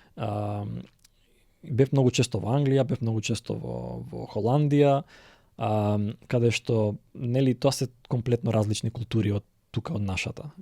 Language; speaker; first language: Macedonian; native; Macedonian